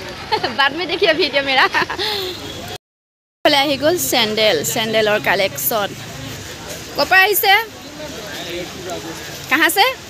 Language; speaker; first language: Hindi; non-native, local second language; Assamese